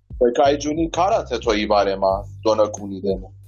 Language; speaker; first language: Japanese; non-native, learner; Persian